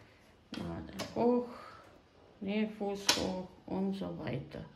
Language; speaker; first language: German; non-native, fluent; Croatian